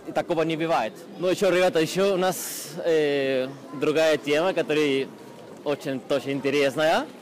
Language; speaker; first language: Russian; non-native, fluent; Spanish